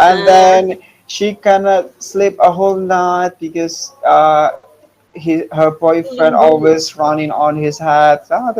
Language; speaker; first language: English; non-native, fluent; Indonesian